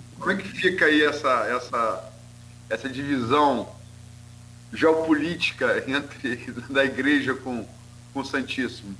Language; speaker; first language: Portuguese; native; Portuguese